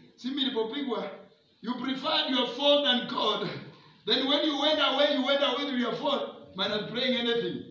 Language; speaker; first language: English; non-native, local second language; Swahili